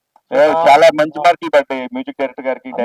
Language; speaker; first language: Telugu; native; Telugu